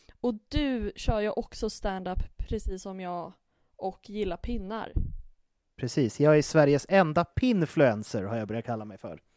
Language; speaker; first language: Swedish; native; Swedish